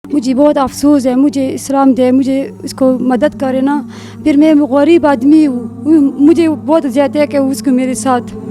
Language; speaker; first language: Hindi; non-native, learner; Pashto